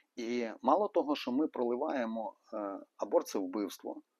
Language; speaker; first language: Ukrainian; non-native, local second language; Russian